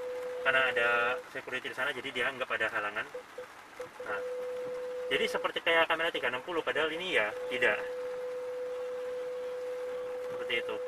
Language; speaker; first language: Indonesian; native; Indonesian